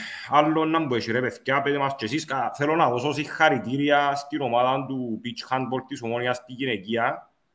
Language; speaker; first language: Greek; native; Greek